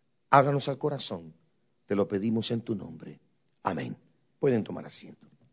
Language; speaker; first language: Spanish; native; Spanish